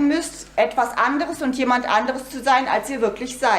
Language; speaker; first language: German; native; German